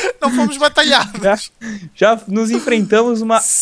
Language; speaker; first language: Portuguese; native; Portuguese